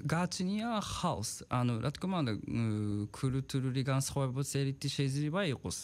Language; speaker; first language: Georgian; non-native, fluent; Japanese